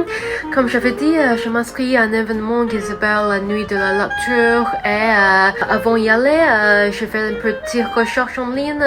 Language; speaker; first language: French; non-native, learner; Cantonese